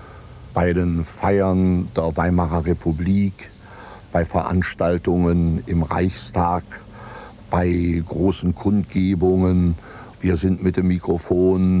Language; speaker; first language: German; native; German